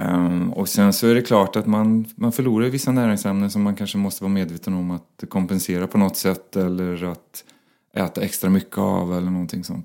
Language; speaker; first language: Swedish; native; Swedish